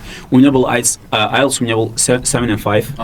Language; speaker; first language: Russian; non-native, local second language; Uzbek